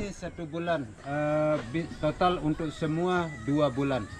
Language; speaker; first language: Indonesian; non-native, local second language; Sasak